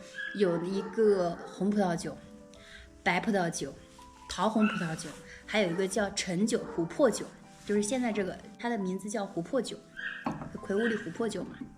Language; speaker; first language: Chinese; native; Chinese